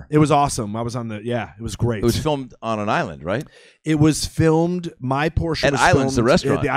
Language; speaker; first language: English; native; English